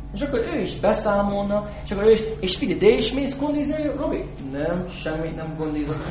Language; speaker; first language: Hungarian; non-native, fluent; English